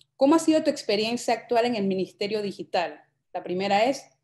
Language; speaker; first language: Spanish; native; Spanish